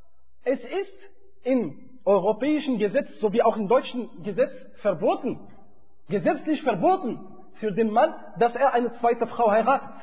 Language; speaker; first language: German; non-native, fluent; Arabic